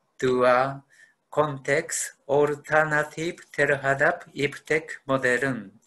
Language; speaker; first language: Indonesian; non-native, fluent; Japanese